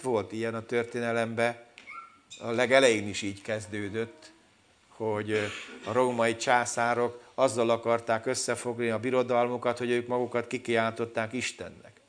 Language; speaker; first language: Hungarian; native; Hungarian